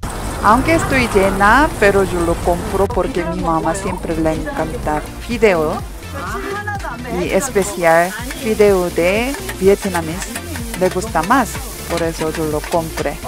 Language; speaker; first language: Spanish; non-native, learner; Korean